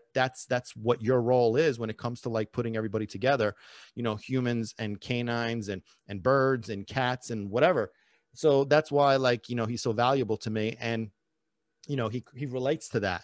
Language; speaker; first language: English; early bilingual, other home language; Italian